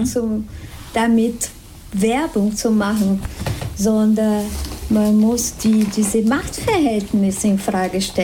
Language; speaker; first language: German; non-native, fluent; Spanish